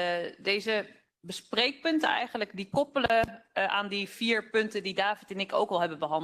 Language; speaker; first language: Dutch; native; Dutch